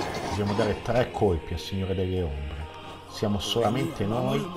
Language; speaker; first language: Italian; native; Italian